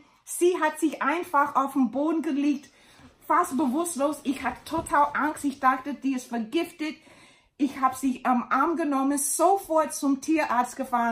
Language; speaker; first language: German; non-native, learner; English